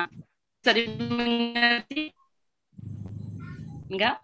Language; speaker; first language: Indonesian; non-native, learner; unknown